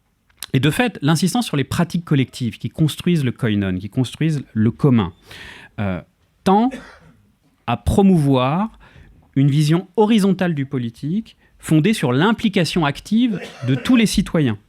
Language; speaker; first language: French; native; French